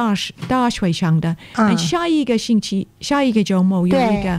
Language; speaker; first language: Chinese; non-native, learner; English